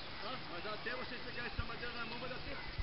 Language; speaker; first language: Portuguese; native; Portuguese